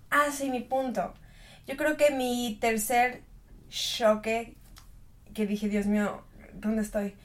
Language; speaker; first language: Spanish; native; Spanish